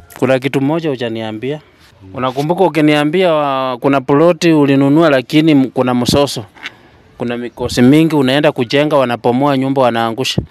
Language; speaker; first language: Swahili; native; Swahili